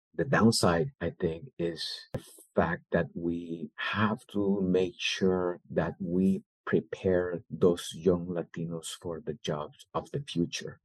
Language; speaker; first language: English; early bilingual, other home language; Spanish